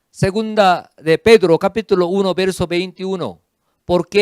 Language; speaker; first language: Spanish; non-native, fluent; Korean